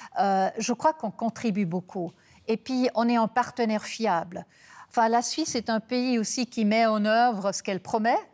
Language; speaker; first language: French; non-native, local second language; German